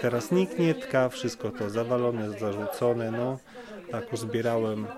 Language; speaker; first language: Polish; early bilingual, other home language; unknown